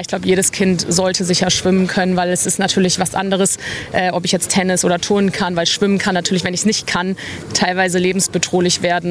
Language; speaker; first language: German; native; German